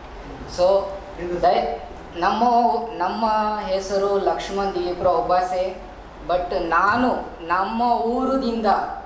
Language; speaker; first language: Kannada; non-native, local second language; Marathi